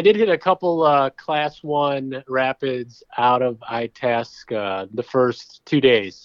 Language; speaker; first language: English; native; English